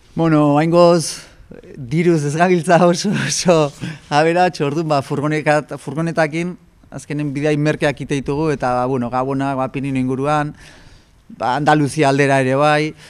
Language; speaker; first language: Basque; native; Basque